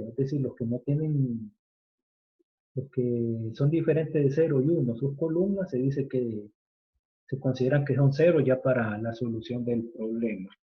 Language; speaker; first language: Spanish; native; Spanish